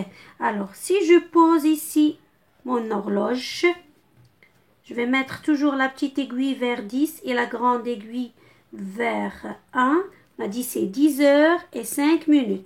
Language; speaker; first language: French; non-native, local second language; Arabic